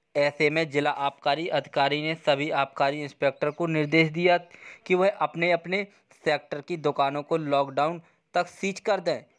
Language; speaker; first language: Hindi; native; Hindi